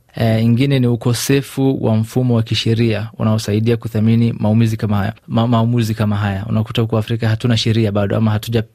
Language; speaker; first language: Swahili; non-native, local second language; Somali